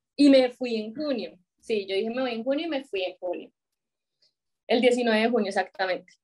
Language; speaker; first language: Spanish; native; Spanish